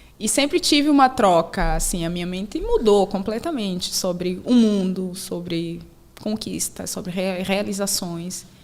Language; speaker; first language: Portuguese; native; Portuguese